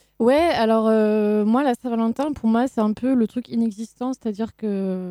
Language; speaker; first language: French; native; French